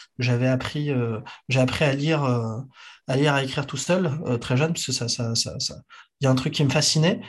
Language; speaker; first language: French; native; French